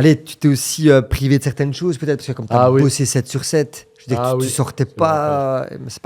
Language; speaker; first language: French; native; French